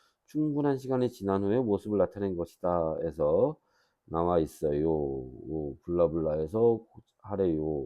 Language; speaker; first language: Korean; native; Korean